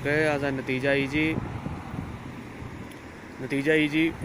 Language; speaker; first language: Arabic; non-native, learner; Urdu